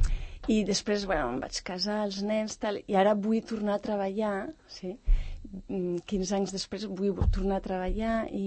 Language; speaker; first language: Catalan; non-native, local second language; French